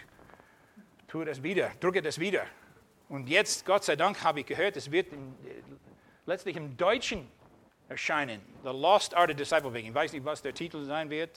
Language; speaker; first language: German; non-native, fluent; English